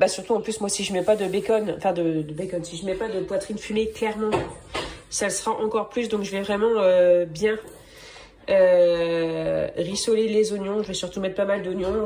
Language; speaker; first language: French; native; French